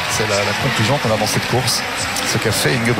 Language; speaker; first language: French; native; French